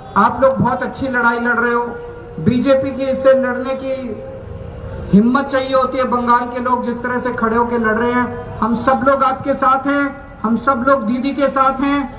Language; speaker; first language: Hindi; native; Hindi